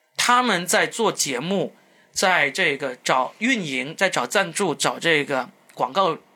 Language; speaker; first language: Chinese; non-native, local second language; Cantonese